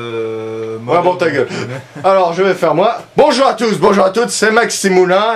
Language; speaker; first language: French; native; French